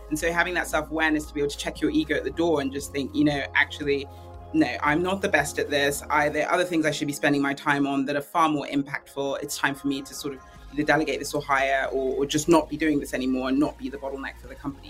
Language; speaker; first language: English; native; English